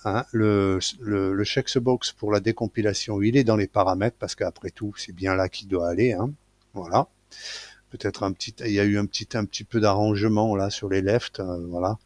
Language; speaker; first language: French; native; French